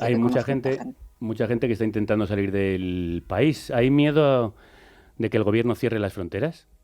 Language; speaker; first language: Spanish; native; Spanish